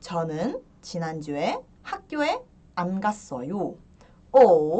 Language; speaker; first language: Korean; early bilingual, heritage; Korean